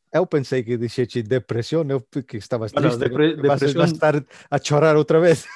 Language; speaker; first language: Galician; native; Galician